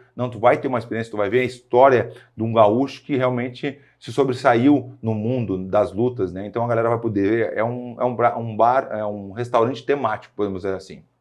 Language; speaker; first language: Portuguese; native; Portuguese